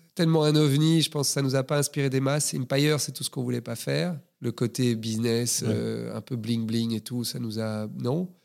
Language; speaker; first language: French; native; French